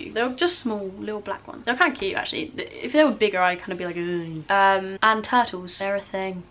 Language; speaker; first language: English; native; English